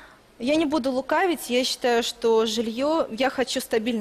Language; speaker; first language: Russian; native; Russian